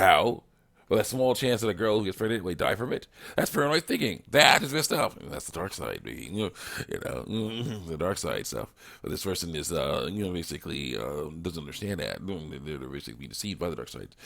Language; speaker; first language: English; native; English